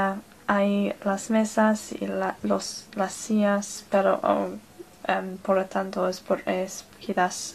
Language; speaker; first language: Spanish; non-native, learner; English